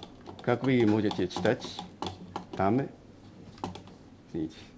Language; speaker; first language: Russian; non-native, learner; Japanese